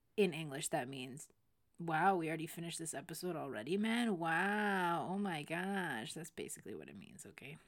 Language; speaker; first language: English; early bilingual, other home language; Spanish